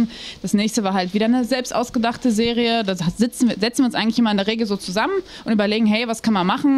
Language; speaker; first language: German; native; German